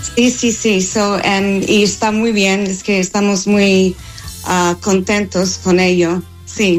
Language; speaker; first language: Spanish; non-native, fluent; English